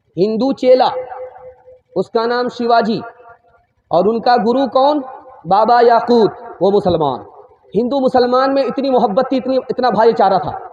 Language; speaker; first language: Urdu; non-native, local second language; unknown